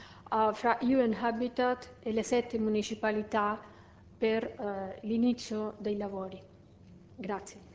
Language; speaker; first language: Italian; non-native, fluent; Spanish